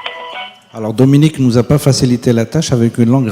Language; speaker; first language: French; native; French